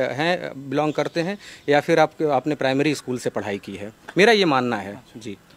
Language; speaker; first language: Hindi; native; Hindi